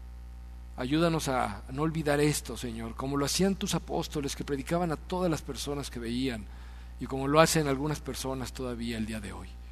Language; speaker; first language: Spanish; native; Spanish